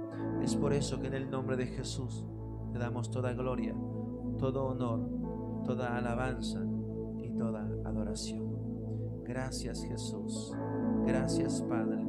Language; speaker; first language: Spanish; native; Spanish